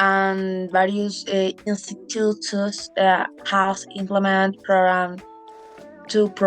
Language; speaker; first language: English; non-native, learner; Spanish